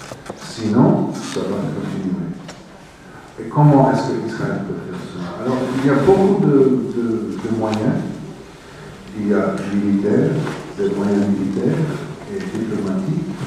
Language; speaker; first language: French; non-native, fluent; English